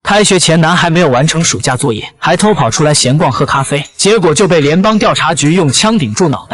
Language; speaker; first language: Chinese; native; Chinese